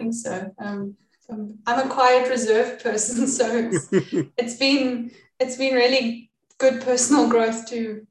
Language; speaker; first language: English; native; English